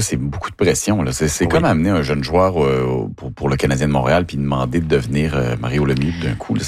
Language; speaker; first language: French; native; French